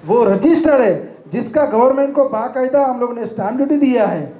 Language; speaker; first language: Hindi; non-native, local second language; Marathi